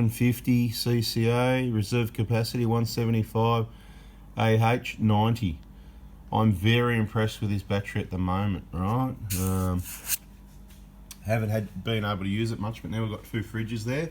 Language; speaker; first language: English; native; English